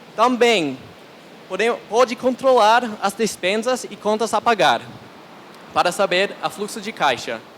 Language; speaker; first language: Portuguese; non-native, learner; English